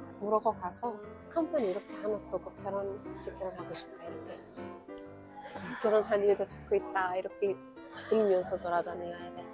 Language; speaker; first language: Korean; non-native, fluent; Arabic